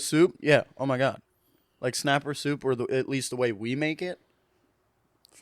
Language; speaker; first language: English; native; English